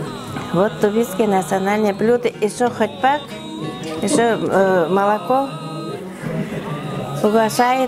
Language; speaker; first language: Russian; non-native, local second language; Tuvinian